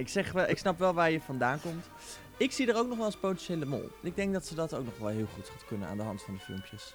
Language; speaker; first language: Dutch; native; Dutch